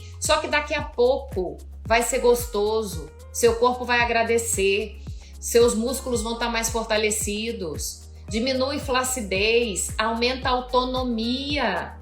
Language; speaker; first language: Portuguese; native; Portuguese